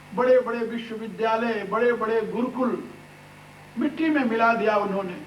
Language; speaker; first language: Hindi; native; Hindi